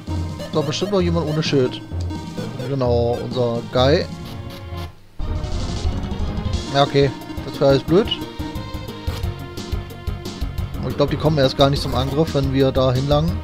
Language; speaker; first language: German; native; German